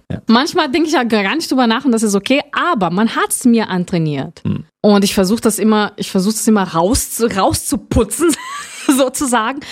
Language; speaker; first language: German; non-native, fluent; Portuguese